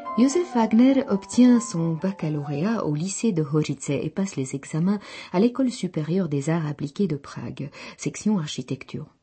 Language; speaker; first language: French; non-native, fluent; Czech